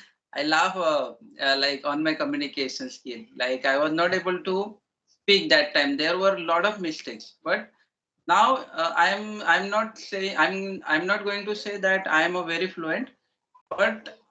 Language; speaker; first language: English; non-native, learner; Marathi